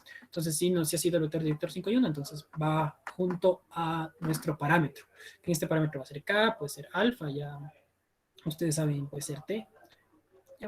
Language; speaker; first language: Spanish; native; Spanish